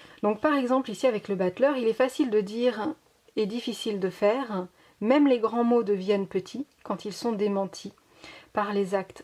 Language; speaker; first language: French; native; French